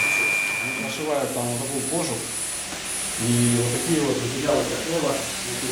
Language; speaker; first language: Russian; native; Russian